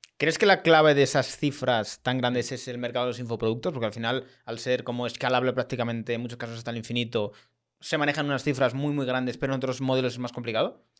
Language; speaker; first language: Spanish; native; Spanish